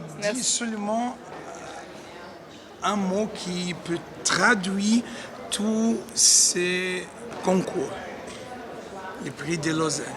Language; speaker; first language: French; non-native, learner; Portuguese